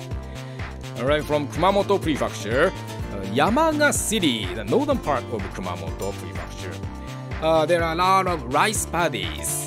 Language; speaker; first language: English; non-native, learner; Japanese